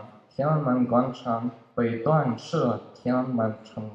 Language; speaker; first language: Chinese; non-native, learner; Russian